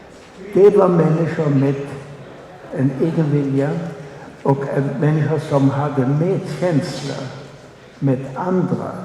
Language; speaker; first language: Swedish; non-native, fluent; German